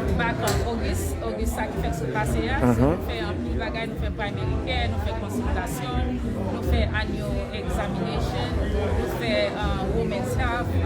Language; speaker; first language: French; non-native, local second language; Haitian Creole